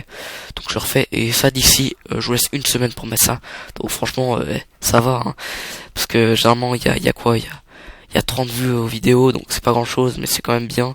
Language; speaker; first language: French; native; French